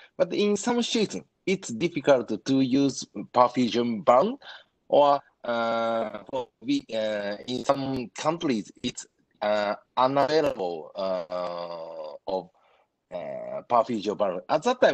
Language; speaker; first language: English; non-native, fluent; Japanese